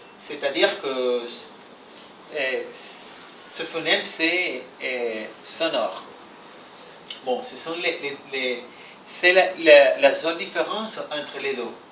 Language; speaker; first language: French; non-native, fluent; Spanish